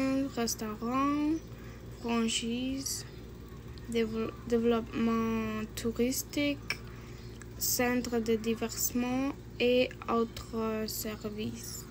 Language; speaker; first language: French; non-native, learner; Spanish